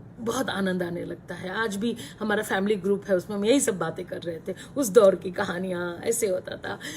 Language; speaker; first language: Hindi; native; Hindi